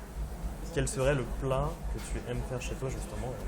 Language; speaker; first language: French; native; French